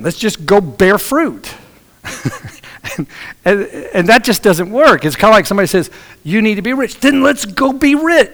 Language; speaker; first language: English; native; English